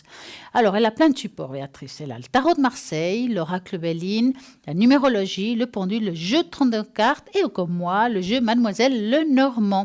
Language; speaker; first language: French; native; French